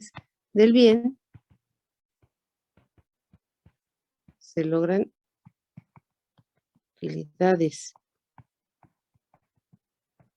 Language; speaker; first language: Spanish; native; Spanish